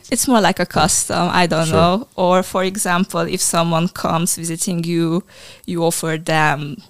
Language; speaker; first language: English; non-native, fluent; Hungarian